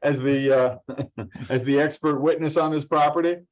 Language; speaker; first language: English; native; English